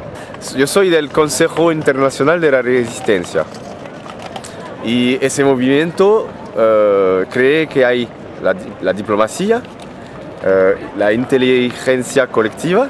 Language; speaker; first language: Spanish; non-native, fluent; French